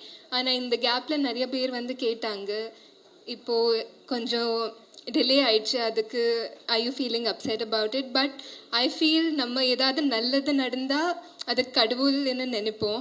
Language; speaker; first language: Tamil; non-native, fluent; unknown